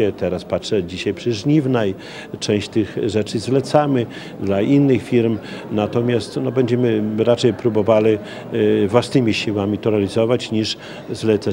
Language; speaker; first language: Polish; native; Polish